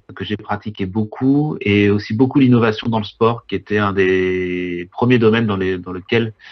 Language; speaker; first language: French; native; French